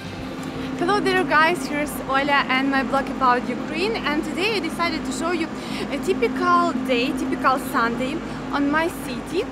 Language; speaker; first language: English; non-native, fluent; Ukrainian